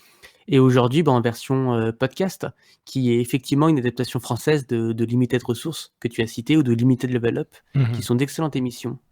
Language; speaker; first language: French; native; French